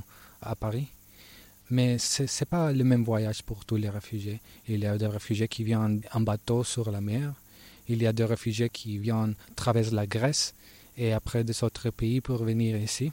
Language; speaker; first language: French; non-native, learner; Spanish